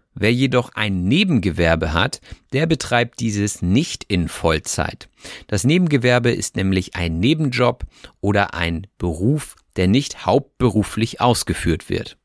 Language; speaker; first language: German; native; German